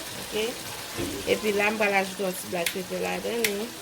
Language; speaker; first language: French; non-native, learner; Haitian Creole